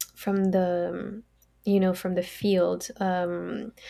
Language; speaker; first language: English; non-native, fluent; French